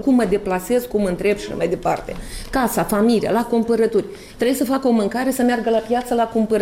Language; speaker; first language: Romanian; native; Romanian